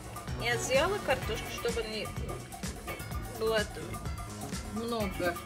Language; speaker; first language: Russian; non-native, learner; Tajik